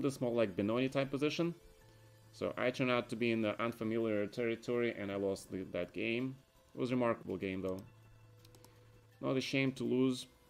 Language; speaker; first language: English; non-native, fluent; Russian